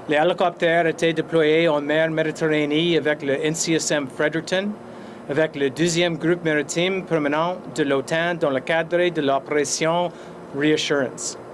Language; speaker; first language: French; non-native, fluent; English